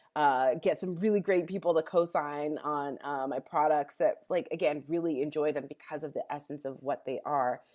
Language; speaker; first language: English; native; English